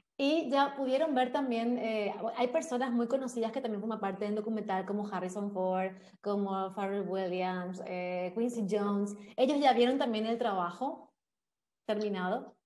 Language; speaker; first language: Spanish; native; Spanish